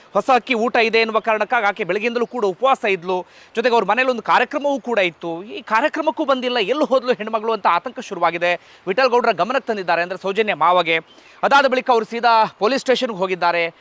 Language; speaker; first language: Kannada; native; Kannada